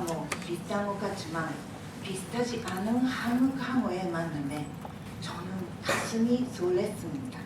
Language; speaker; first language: Korean; non-native, fluent; Japanese